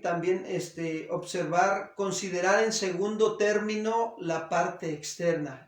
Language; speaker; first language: Spanish; native; Spanish